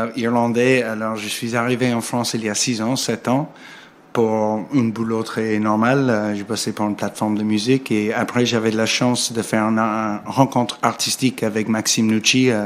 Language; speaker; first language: French; non-native, fluent; English